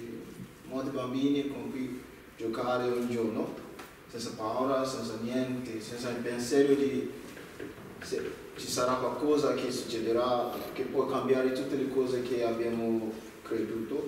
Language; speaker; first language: Italian; non-native, learner; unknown